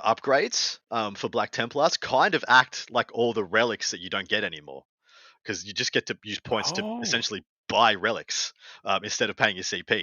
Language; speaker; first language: English; native; English